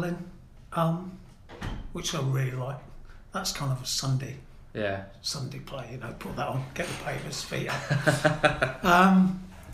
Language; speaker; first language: English; native; English